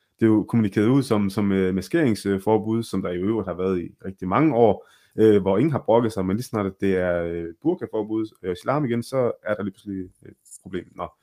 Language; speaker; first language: Danish; early bilingual, other home language; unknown